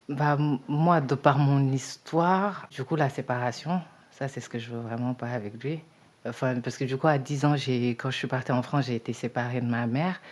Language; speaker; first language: French; early bilingual, other home language; Wolof